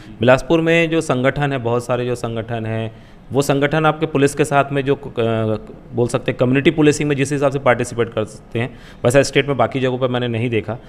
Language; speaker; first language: Hindi; native; Hindi